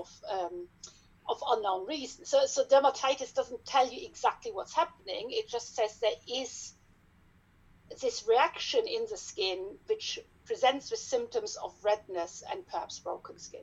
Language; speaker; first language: English; non-native, fluent; German